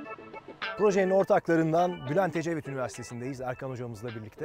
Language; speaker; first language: Turkish; native; Turkish